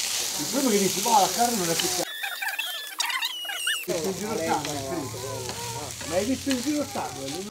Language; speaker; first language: Italian; native; Italian